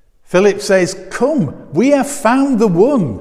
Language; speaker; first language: English; native; English